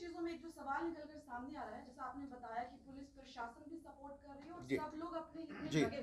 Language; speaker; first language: Hindi; native; Hindi